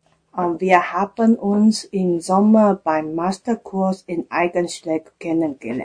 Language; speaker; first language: German; non-native, fluent; Chinese